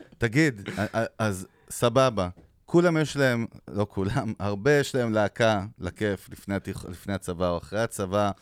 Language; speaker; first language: Hebrew; native; Hebrew